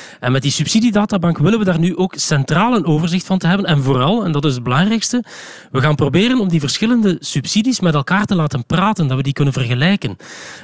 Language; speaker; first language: Dutch; native; Dutch